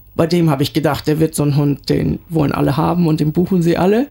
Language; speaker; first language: German; native; German